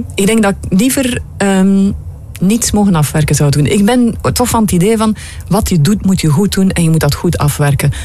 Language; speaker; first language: Dutch; native; Dutch